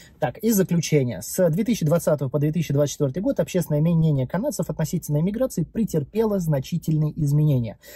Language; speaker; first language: Russian; native; Russian